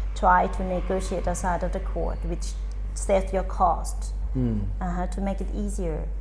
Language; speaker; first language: English; non-native, fluent; Thai